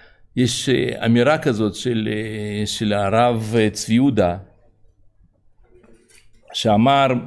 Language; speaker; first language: Hebrew; non-native, fluent; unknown